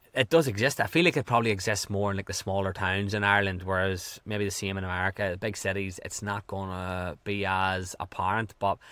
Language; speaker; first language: English; native; English